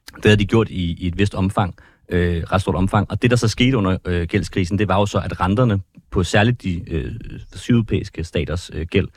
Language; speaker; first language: Danish; native; Danish